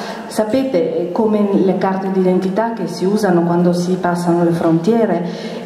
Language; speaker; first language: Italian; native; Italian